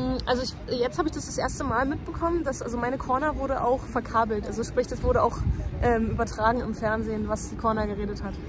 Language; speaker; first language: German; native; German